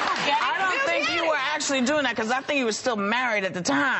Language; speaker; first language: English; native; English